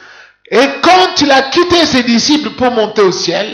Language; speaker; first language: French; non-native, local second language; Lingala